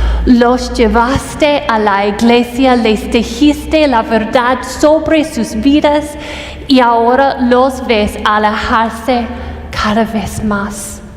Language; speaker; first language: Spanish; non-native, fluent; English